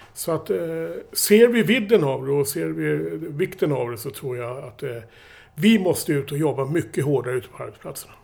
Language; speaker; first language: Swedish; native; Swedish